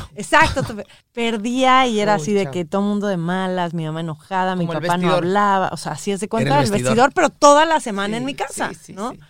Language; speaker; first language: Spanish; native; Spanish